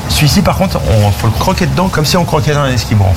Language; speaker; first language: French; native; French